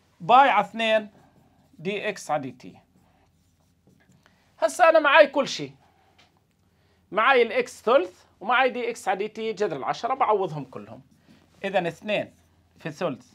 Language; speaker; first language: Arabic; native; Arabic